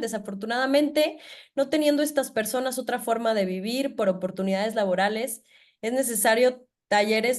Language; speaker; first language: Spanish; native; Spanish